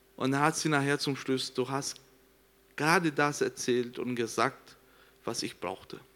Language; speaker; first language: German; non-native, learner; Portuguese